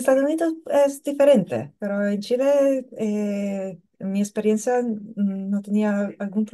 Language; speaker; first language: Spanish; non-native, learner; English